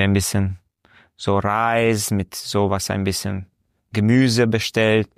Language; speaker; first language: German; non-native, learner; Romanian